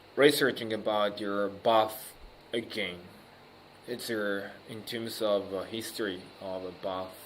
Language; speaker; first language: English; non-native, learner; Japanese